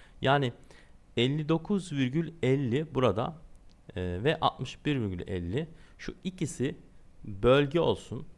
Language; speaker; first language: Turkish; native; Turkish